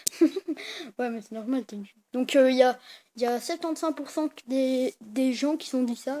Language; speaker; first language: French; native; French